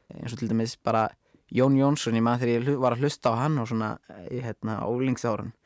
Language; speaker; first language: Icelandic; native; Icelandic